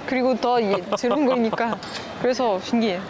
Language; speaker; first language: Korean; non-native, learner; French